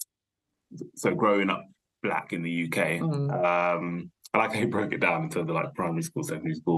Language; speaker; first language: English; native; English